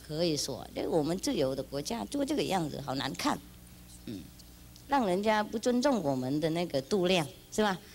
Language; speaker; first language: Chinese; non-native, fluent; Vietnamese